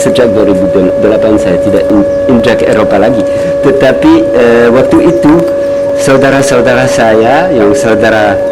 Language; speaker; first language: Indonesian; non-native, learner; French